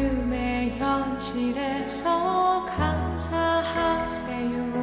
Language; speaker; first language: Korean; native; Korean